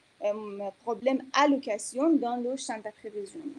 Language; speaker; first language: French; non-native, fluent; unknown